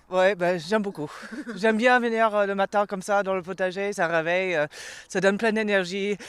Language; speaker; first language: French; non-native, fluent; English